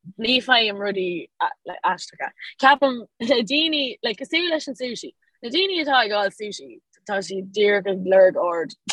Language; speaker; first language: Irish; non-native, local second language; English